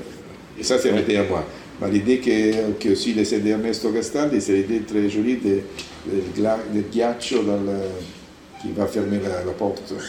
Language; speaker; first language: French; non-native, learner; Italian